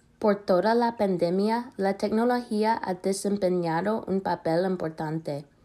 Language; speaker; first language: Spanish; non-native, learner; English